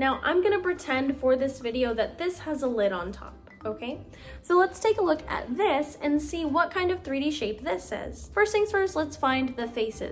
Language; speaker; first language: English; native; English